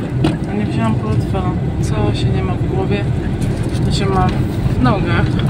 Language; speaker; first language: Polish; native; Polish